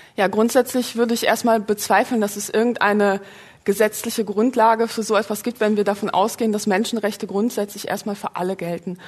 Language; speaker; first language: German; early bilingual, other home language; Polish